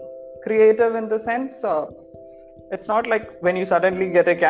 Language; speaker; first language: English; non-native, local second language; Malayalam